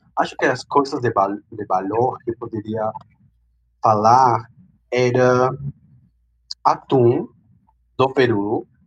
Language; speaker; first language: Portuguese; non-native, fluent; Spanish